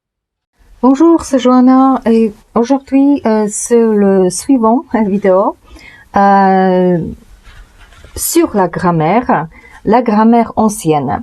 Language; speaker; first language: French; non-native, fluent; Polish